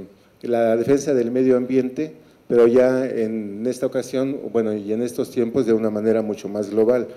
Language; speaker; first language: Spanish; native; Spanish